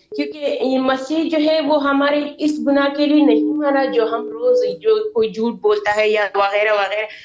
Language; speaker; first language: Hindi; non-native, fluent; Persian